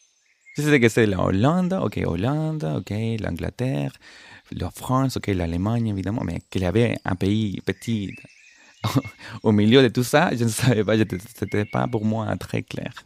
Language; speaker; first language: French; non-native, fluent; Spanish